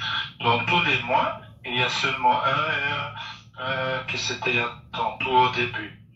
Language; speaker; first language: French; non-native, local second language; Dutch